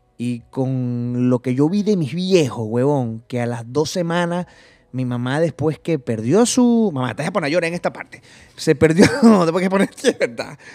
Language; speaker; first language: Spanish; native; Spanish